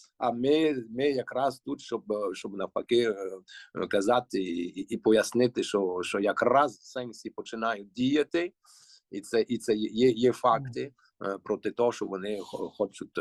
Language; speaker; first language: Ukrainian; early bilingual, heritage; Ukrainian